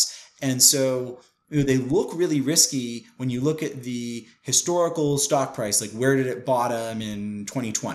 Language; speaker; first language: English; native; English